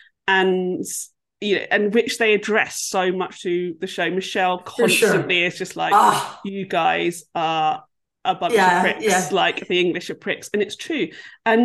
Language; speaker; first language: English; native; English